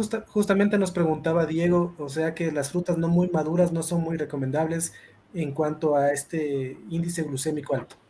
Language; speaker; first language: Spanish; native; Spanish